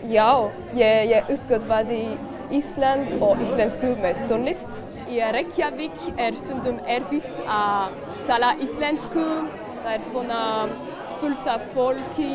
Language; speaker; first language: Icelandic; non-native, learner; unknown